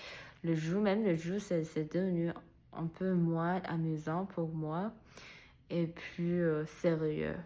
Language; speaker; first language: French; non-native, learner; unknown